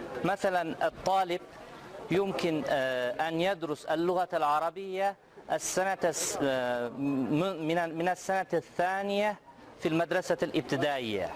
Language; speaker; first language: Arabic; non-native, fluent; Turkish